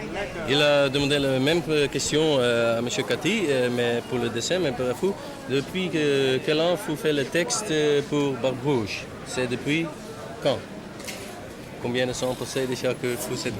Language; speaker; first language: French; non-native, learner; Dutch